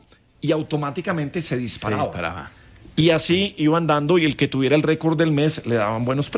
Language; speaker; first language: Spanish; native; Spanish